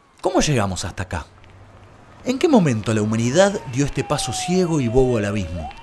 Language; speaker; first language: Spanish; native; Spanish